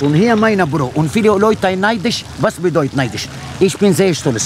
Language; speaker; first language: German; non-native, learner; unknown